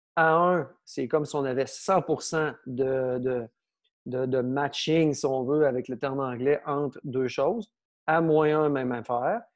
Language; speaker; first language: French; native; French